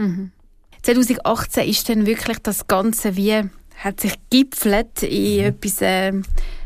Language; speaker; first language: German; native; German